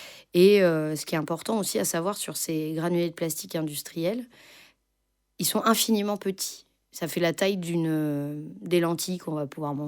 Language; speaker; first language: French; native; French